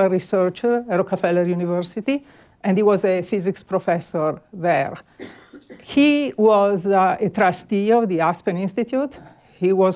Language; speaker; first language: English; non-native, fluent; Italian